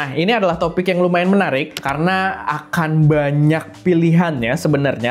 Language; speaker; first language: Indonesian; native; Indonesian